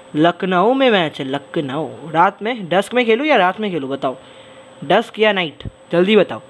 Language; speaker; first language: Hindi; non-native, local second language; Bangla